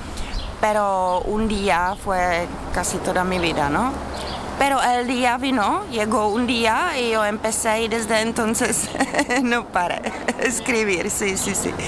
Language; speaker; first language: Spanish; non-native, learner; Czech